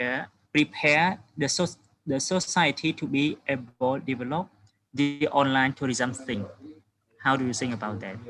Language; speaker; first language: English; non-native, fluent; Khmer